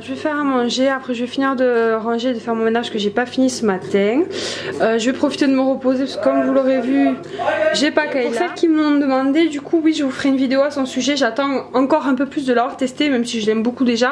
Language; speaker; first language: French; native; French